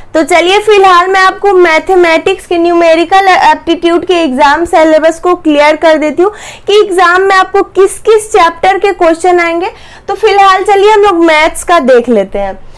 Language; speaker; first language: Hindi; native; Hindi